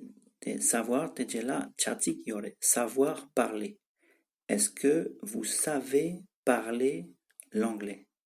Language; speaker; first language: French; non-native, fluent; Tibetan